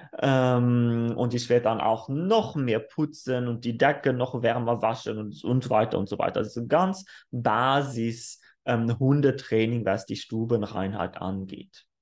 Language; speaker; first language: German; non-native, fluent; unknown